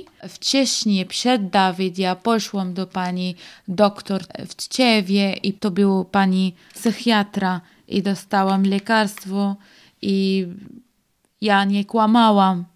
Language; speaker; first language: Polish; non-native, learner; Arabic